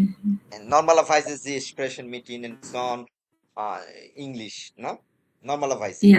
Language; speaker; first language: German; non-native, fluent; Bangla